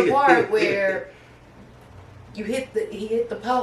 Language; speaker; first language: English; native; English